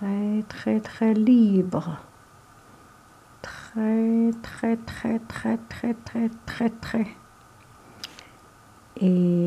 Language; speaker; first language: French; non-native, learner; Chinese